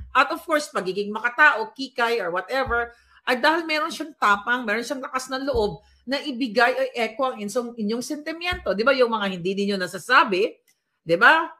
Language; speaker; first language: Filipino; non-native, local second language; Hiligaynon